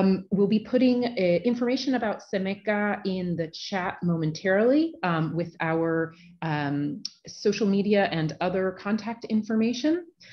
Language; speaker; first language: English; native; English